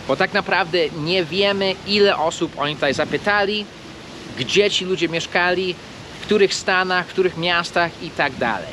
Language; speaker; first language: Polish; non-native, fluent; English